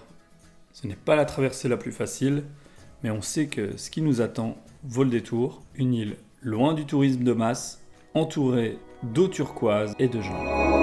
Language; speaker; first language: French; native; French